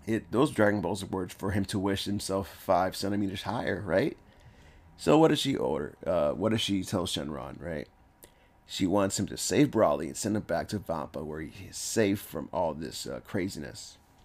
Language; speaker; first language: English; early bilingual, other home language; Spanish